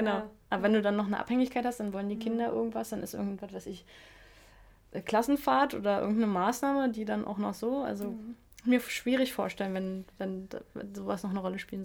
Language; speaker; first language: German; native; German